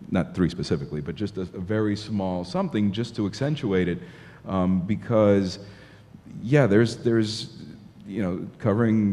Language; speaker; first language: English; native; English